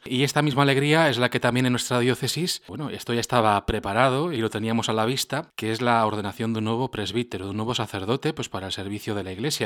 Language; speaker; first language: Spanish; native; Spanish